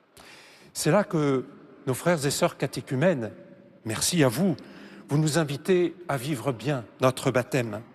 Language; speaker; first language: French; native; French